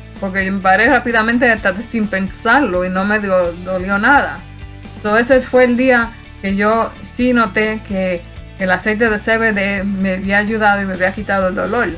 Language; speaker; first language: Spanish; early bilingual, heritage; Spanish